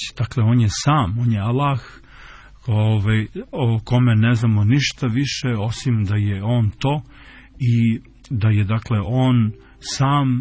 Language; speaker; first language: Serbian; native; Serbian